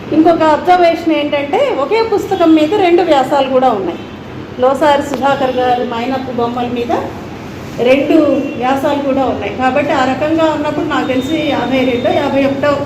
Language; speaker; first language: Telugu; native; Telugu